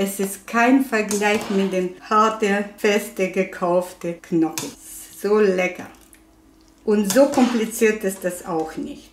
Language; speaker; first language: German; non-native, fluent; Russian